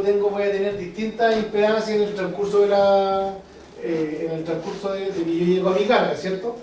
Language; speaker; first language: Spanish; native; Spanish